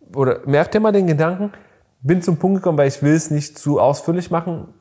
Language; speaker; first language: German; non-native, fluent; Bulgarian